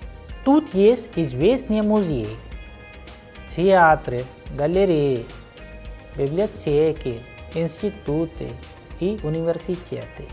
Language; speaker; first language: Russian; non-native, fluent; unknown